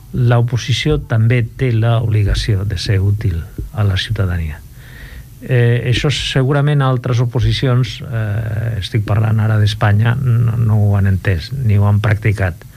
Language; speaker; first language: Catalan; non-native, local second language; Spanish